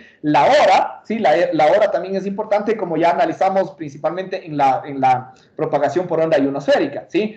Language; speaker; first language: Spanish; native; Spanish